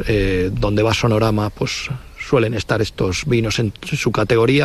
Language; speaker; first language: Spanish; native; Spanish